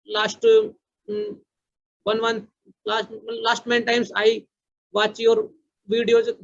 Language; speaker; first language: English; non-native, learner; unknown